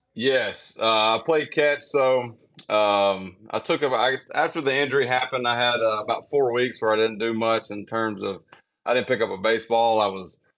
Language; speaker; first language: English; native; English